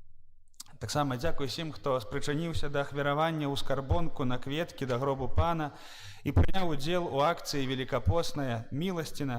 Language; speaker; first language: Belarusian; native; Belarusian